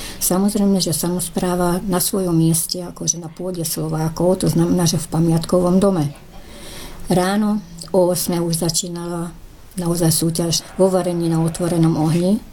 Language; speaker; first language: Slovak; early bilingual, heritage; Slovak